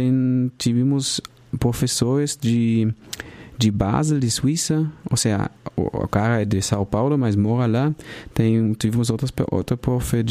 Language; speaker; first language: Portuguese; non-native, fluent; German